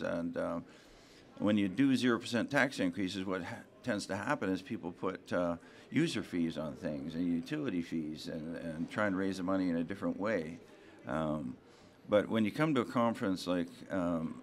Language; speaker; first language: English; native; English